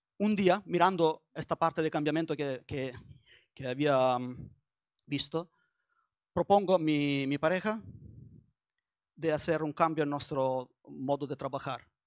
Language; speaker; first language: Spanish; non-native, learner; Italian